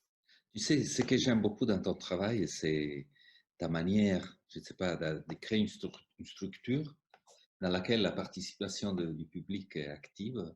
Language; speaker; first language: French; non-native, fluent; Italian